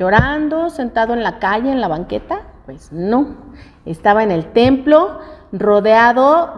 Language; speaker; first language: Spanish; native; Spanish